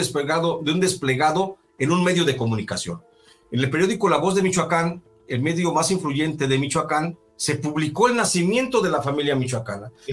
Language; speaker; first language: Spanish; native; Spanish